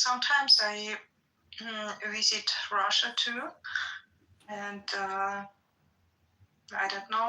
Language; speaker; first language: English; non-native, learner; Russian